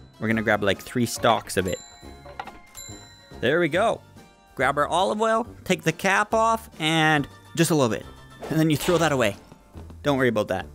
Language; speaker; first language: English; native; English